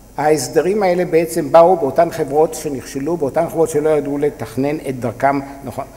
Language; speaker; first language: Hebrew; native; Hebrew